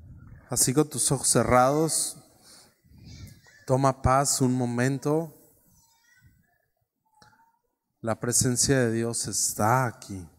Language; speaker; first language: Spanish; native; Spanish